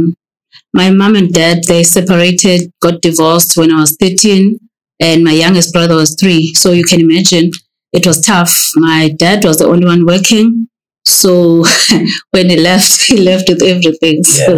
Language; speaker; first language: English; non-native, local second language; Xhosa